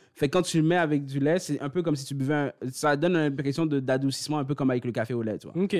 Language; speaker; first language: French; early bilingual, other home language; Haitian Creole